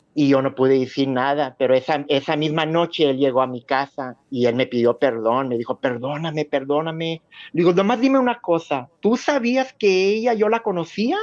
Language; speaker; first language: Spanish; early bilingual, heritage; Spanish